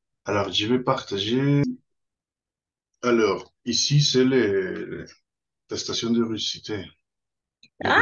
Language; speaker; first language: French; non-native, fluent; Spanish